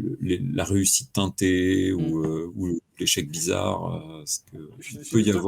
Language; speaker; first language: French; native; French